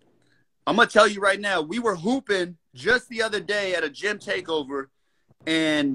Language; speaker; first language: English; native; English